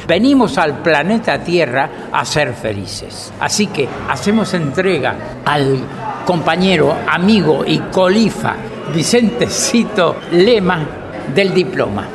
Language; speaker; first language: Spanish; native; Spanish